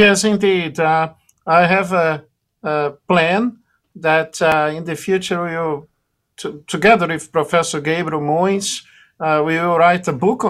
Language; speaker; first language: English; non-native, fluent; Portuguese